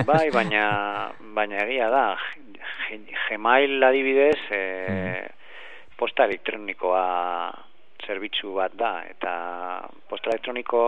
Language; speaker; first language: Basque; non-native, learner; Spanish